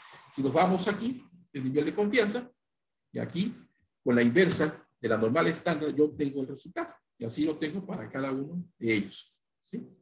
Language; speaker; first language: Spanish; native; Spanish